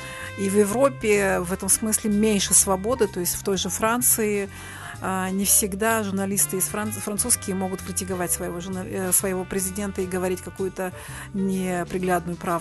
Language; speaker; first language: Russian; native; Russian